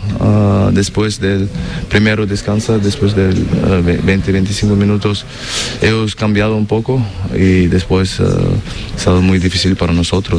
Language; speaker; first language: Spanish; non-native, learner; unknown